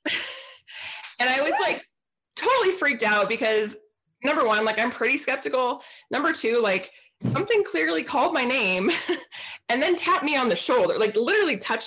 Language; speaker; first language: English; native; English